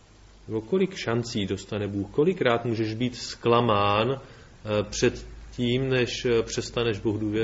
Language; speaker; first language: Czech; native; Czech